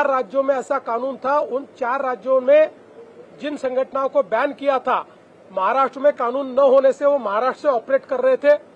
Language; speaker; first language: Hindi; non-native, local second language; Marathi